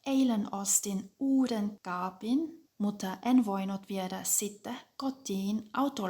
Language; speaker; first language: Finnish; non-native, fluent; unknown